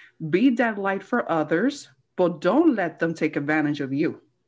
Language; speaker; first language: English; early bilingual, other home language; Spanish